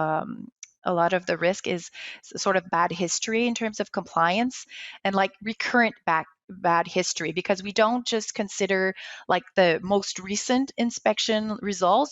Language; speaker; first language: English; non-native, local second language; French